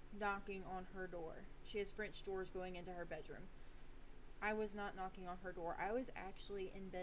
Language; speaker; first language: English; native; English